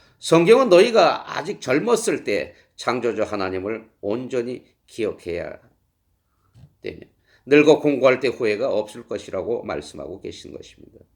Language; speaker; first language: Korean; native; Korean